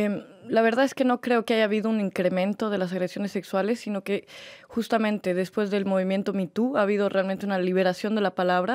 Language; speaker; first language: Spanish; native; Spanish